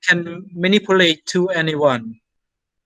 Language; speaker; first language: English; non-native, fluent; Thai